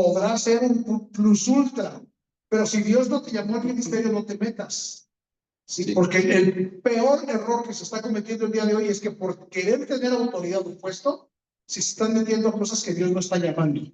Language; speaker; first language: Spanish; native; Spanish